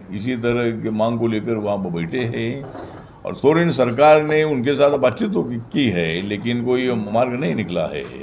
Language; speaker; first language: Hindi; non-native, local second language; Marathi